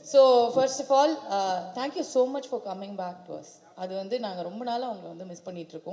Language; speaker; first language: Tamil; native; Tamil